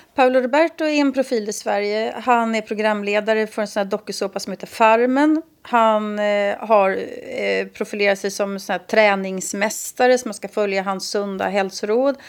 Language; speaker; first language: Swedish; native; Swedish